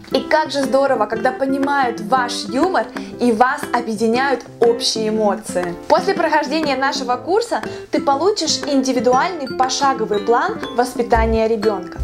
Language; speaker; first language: Russian; native; Russian